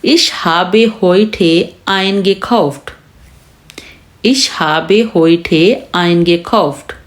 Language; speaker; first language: German; non-native, learner; Urdu